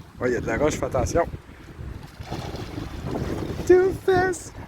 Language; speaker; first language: French; native; French